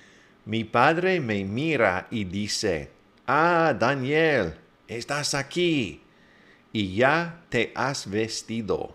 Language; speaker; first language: Spanish; non-native, fluent; English